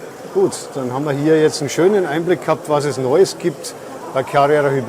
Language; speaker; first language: German; native; German